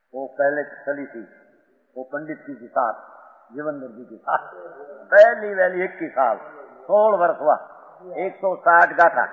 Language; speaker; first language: Hindi; non-native, local second language; Gujarati